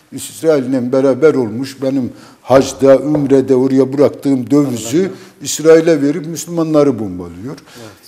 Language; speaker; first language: Turkish; native; Turkish